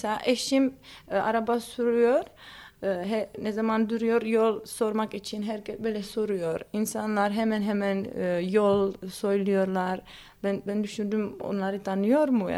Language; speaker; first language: Turkish; non-native, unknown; Czech